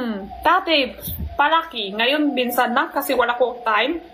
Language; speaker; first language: Filipino; non-native, learner; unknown